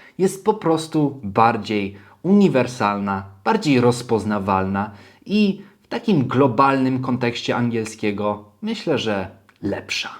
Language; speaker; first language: Polish; early bilingual, heritage; Polish